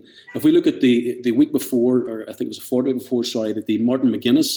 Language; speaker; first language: English; native; English